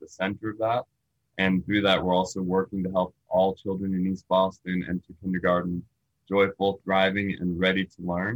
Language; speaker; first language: English; native; English